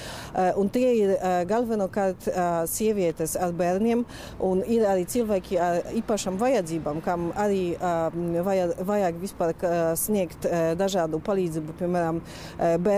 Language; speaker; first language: Latvian; non-native, fluent; Polish